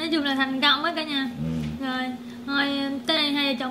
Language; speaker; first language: Vietnamese; native; Vietnamese